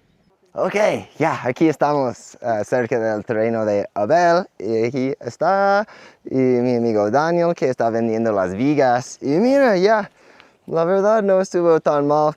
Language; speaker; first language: Spanish; non-native, fluent; English